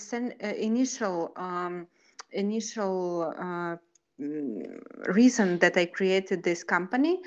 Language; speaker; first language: English; non-native, fluent; Kazakh